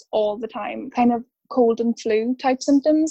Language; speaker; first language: English; native; English